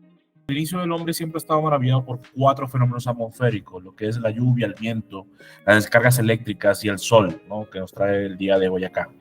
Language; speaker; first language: Spanish; native; Spanish